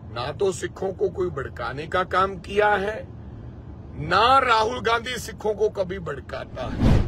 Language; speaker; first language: Hindi; non-native, local second language; Punjabi